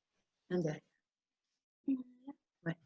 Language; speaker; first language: French; native; French